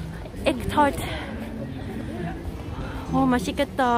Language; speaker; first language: Korean; non-native, learner; Cantonese